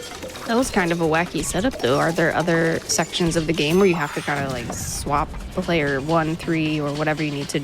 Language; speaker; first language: English; native; English